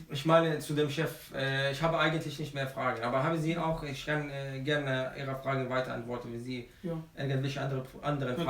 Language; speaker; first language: German; non-native, fluent; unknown